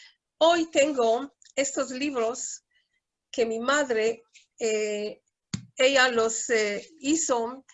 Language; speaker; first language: Spanish; non-native, fluent; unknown